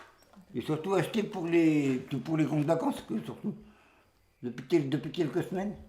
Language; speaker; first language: French; native; French